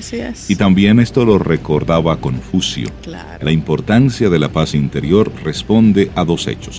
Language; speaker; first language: Spanish; native; Spanish